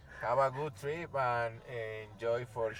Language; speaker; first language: English; non-native, learner; Spanish